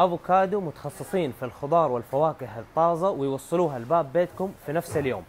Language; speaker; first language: Arabic; native; Arabic